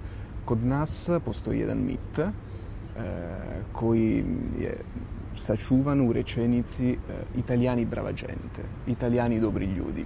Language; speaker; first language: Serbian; non-native, fluent; Italian